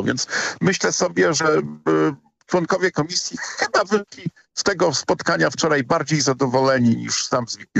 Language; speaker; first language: Polish; native; Polish